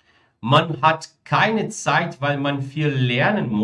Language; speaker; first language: German; non-native, fluent; Portuguese